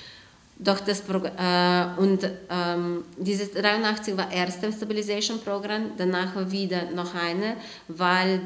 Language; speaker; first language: German; non-native, fluent; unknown